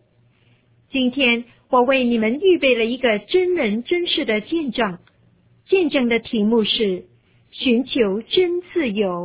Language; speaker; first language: Chinese; native; Chinese